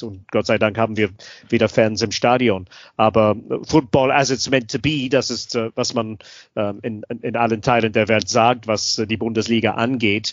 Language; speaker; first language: German; non-native, fluent; English